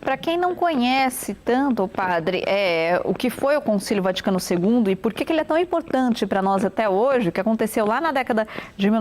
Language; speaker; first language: Portuguese; native; Portuguese